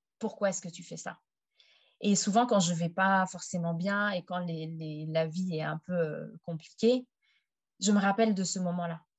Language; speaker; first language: French; native; French